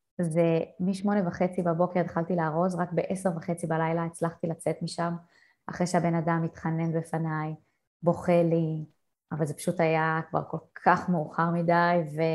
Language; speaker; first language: Hebrew; native; Hebrew